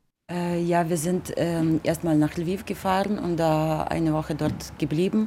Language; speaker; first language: German; non-native, fluent; Ukrainian